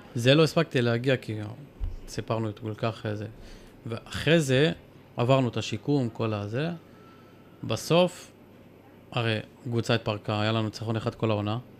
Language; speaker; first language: Hebrew; non-native, local second language; Arabic